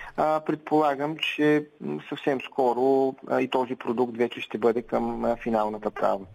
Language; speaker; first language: Bulgarian; native; Bulgarian